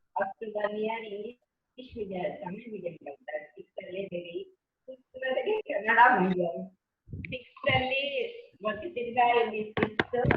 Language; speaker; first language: Kannada; native; Kannada